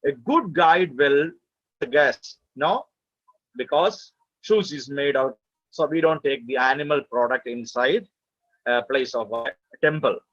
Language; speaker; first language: English; non-native, local second language; Malayalam